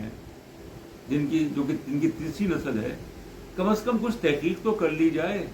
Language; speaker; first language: Urdu; native; Urdu